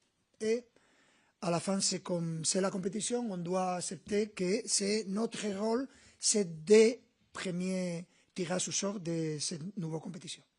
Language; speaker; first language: French; non-native, learner; Spanish